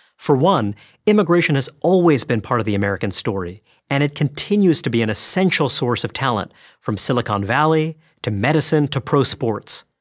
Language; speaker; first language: English; early bilingual, other home language; Bangla